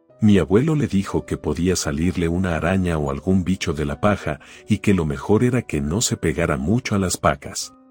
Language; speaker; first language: Spanish; native; Spanish